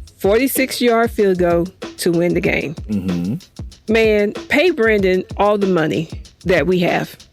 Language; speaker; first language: English; native; English